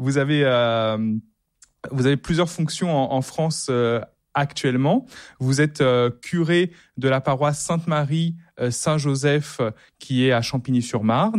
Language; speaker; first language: French; native; French